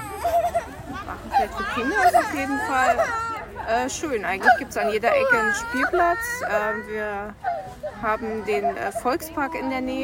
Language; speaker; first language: German; native; German